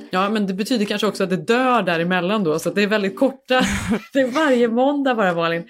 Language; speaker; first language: Swedish; native; Swedish